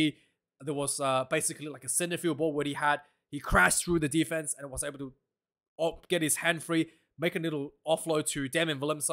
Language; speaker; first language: English; non-native, local second language; Afrikaans